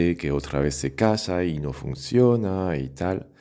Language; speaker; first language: Spanish; non-native, fluent; French